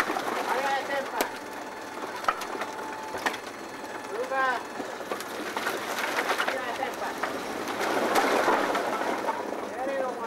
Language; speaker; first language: Finnish; non-native, learner; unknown